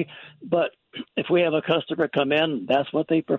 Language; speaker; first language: English; native; English